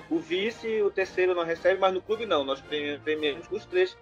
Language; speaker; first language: Portuguese; native; Portuguese